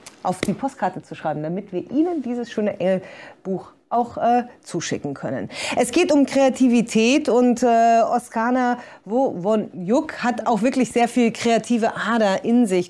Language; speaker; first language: German; native; German